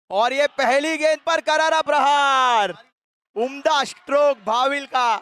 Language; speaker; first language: Hindi; non-native, local second language; Gujarati